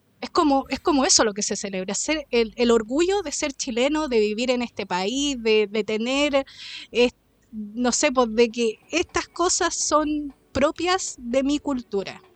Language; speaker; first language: Spanish; native; Spanish